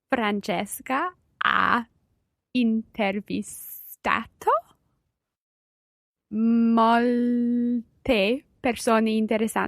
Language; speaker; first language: Italian; non-native, learner; English